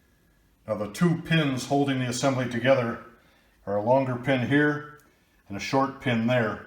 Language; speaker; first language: English; native; English